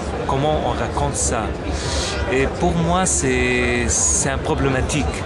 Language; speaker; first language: French; non-native, local second language; Arabic